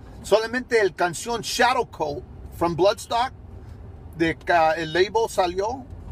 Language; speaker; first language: Spanish; early bilingual, heritage; Spanish